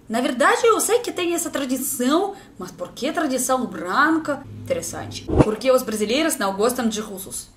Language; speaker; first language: Portuguese; non-native, learner; Russian